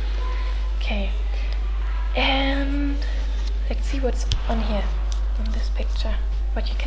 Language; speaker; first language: English; non-native, fluent; German